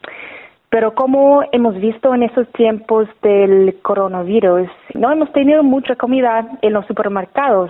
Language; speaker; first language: Spanish; non-native, fluent; English